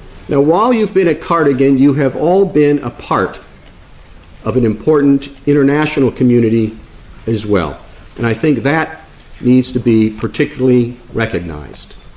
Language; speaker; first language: English; native; English